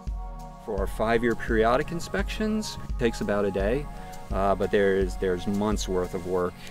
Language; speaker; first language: English; native; English